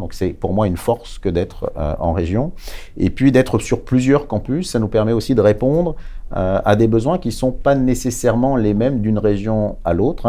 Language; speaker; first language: French; native; French